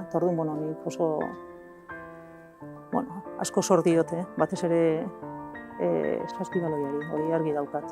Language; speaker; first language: Basque; non-native, local second language; Spanish